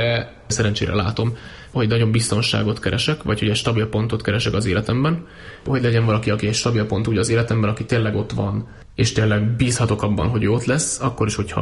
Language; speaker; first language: Hungarian; native; Hungarian